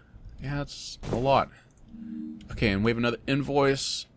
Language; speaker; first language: English; native; English